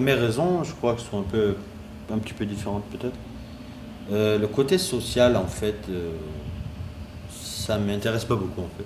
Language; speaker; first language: French; non-native, fluent; Kurdish